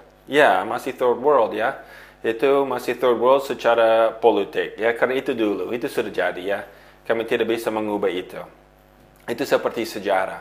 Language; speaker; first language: Indonesian; non-native, fluent; English